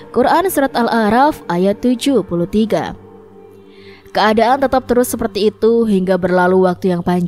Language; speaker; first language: Indonesian; native; Indonesian